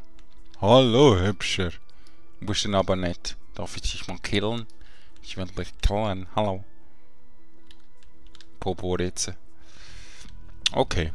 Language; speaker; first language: German; native; German